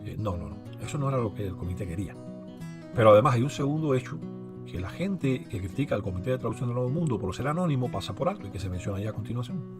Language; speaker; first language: Spanish; native; Spanish